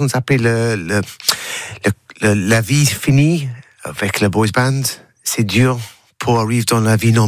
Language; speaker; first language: French; non-native, learner; English